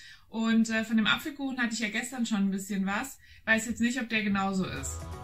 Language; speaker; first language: German; native; German